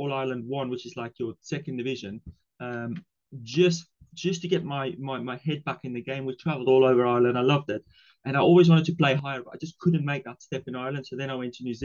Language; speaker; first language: English; non-native, local second language; Afrikaans